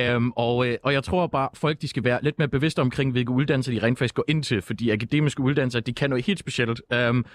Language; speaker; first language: Danish; native; Danish